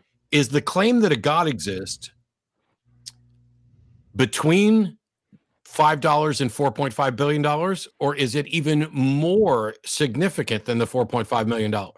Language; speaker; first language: English; native; English